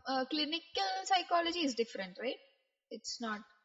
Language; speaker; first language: English; non-native, local second language; Malayalam